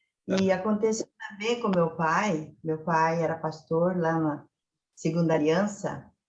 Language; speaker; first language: Portuguese; early bilingual, other home language; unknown